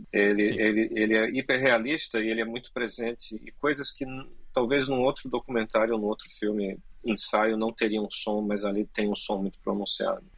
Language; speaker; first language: Portuguese; native; Portuguese